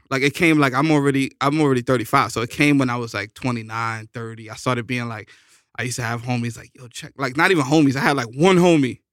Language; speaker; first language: English; native; English